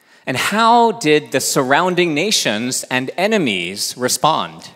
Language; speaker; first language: English; early bilingual, other home language; Korean